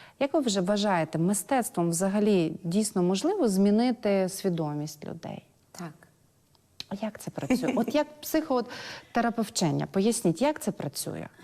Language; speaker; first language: Ukrainian; native; Ukrainian